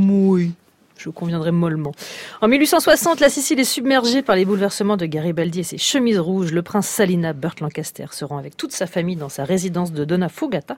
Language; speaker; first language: French; native; French